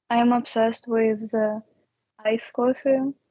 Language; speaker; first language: English; non-native, learner; Russian